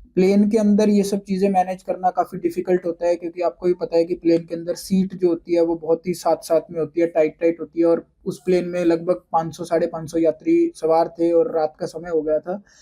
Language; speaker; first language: Hindi; native; Hindi